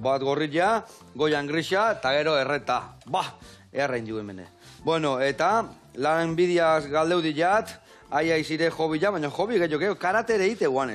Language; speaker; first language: Basque; native; Basque